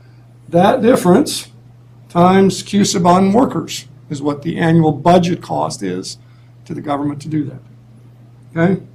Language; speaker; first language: English; native; English